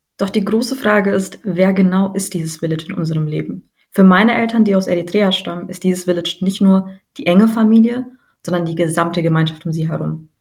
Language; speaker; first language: German; early bilingual, other home language; Tigrinya